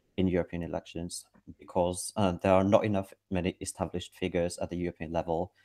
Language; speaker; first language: English; non-native, fluent; Finnish